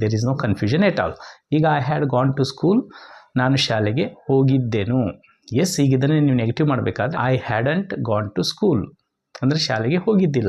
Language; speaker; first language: Kannada; native; Kannada